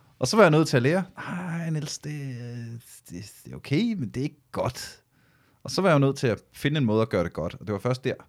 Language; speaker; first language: Danish; native; Danish